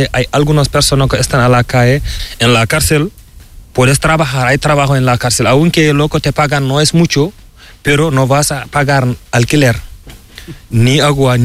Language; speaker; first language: Spanish; non-native, learner; Fula